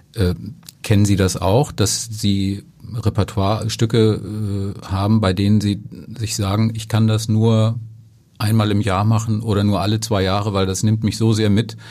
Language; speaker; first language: German; native; German